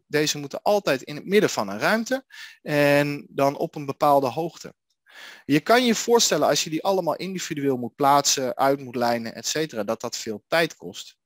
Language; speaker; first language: Dutch; native; Dutch